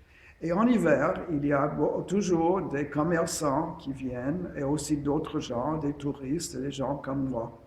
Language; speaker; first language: French; non-native, fluent; English